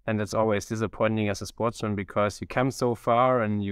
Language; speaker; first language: English; non-native, fluent; German